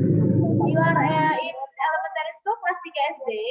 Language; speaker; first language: English; non-native, fluent; Indonesian